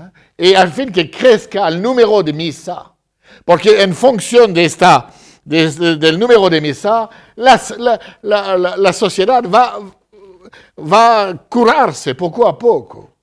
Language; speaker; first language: Spanish; non-native, fluent; French